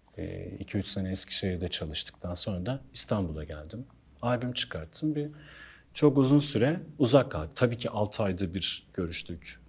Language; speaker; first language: Turkish; native; Turkish